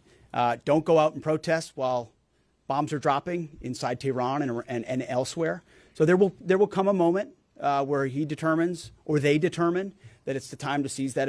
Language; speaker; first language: English; native; English